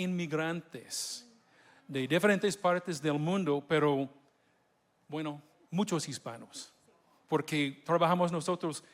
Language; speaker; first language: Spanish; non-native, fluent; English